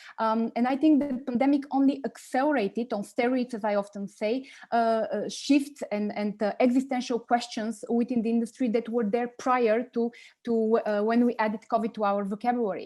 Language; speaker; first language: English; non-native, fluent; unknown